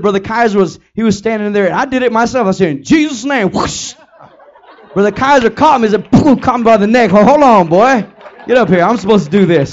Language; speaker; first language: English; early bilingual, other home language; Spanish